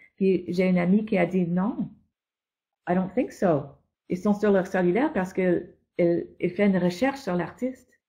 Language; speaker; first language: French; non-native, fluent; English